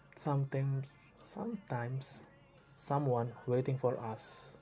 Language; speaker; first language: English; non-native, learner; Indonesian